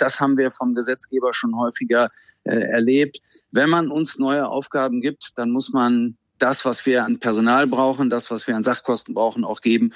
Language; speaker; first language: German; native; German